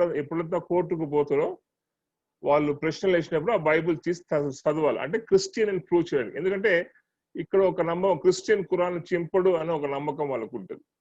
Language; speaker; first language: Telugu; non-native, local second language; Tamil